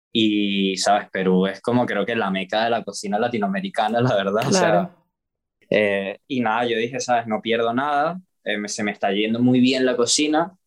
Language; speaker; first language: Spanish; native; Spanish